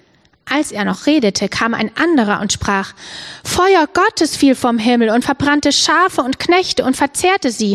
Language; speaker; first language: German; native; German